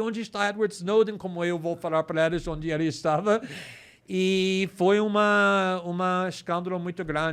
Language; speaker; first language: Portuguese; non-native, fluent; English